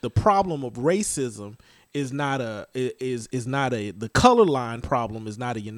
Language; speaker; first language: English; native; English